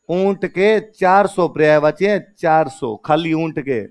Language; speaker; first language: Hindi; non-native, local second language; Rajasthani